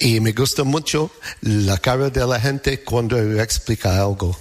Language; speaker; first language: Spanish; non-native, learner; English